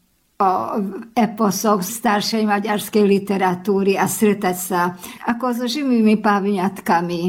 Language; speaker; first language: Slovak; early bilingual, heritage; Slovak